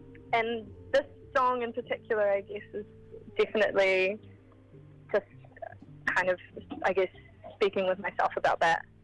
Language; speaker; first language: English; native; English